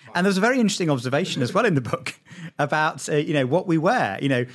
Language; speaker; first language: English; native; English